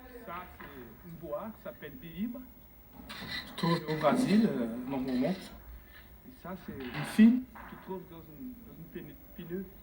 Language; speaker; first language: French; non-native, learner; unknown